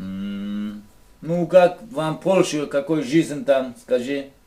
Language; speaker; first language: Russian; non-native, local second language; Uzbek